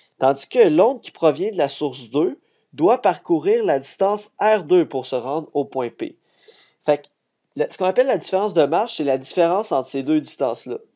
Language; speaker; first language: French; native; French